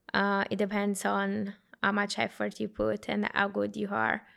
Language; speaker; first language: English; non-native, fluent; Italian